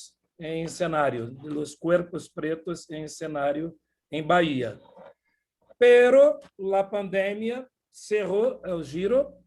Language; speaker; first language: Portuguese; non-native, fluent; Spanish